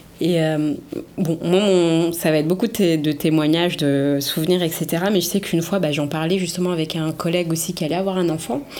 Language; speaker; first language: French; early bilingual, other home language; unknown